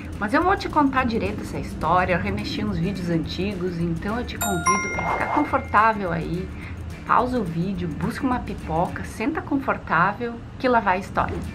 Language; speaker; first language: Portuguese; native; Portuguese